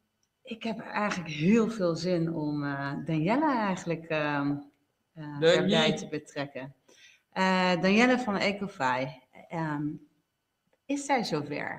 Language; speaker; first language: Dutch; native; Dutch